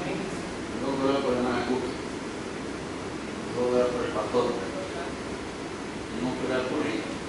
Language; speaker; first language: Spanish; native; Spanish